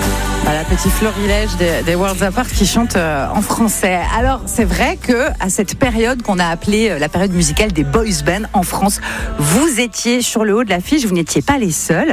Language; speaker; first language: French; native; French